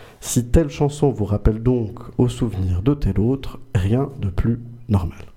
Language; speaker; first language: French; native; French